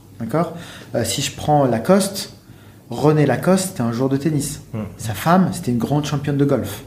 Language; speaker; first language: French; native; French